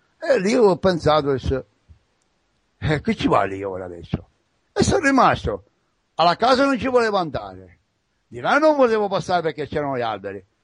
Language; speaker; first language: Italian; native; Italian